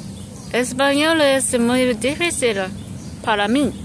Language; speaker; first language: Spanish; non-native, learner; Japanese